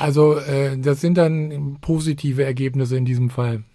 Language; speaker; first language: German; native; German